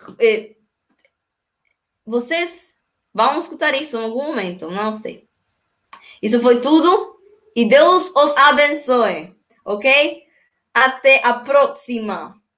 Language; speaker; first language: Portuguese; non-native, learner; Spanish